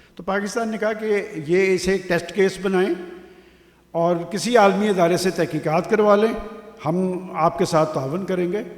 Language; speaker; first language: Urdu; non-native, local second language; Punjabi